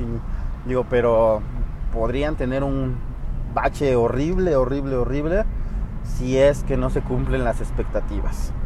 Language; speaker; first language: Spanish; native; Spanish